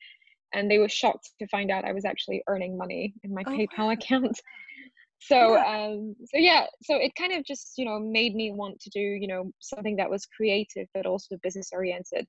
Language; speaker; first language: English; early bilingual, other home language; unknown